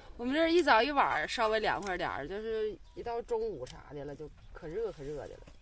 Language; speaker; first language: Chinese; native; Chinese